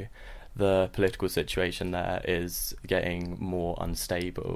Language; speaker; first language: English; native; English